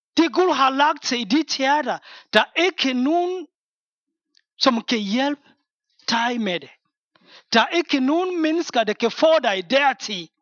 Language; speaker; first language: Danish; non-native, fluent; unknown